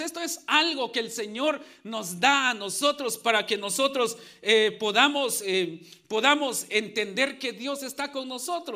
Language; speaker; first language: Spanish; native; Spanish